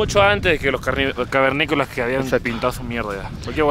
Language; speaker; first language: Spanish; native; Spanish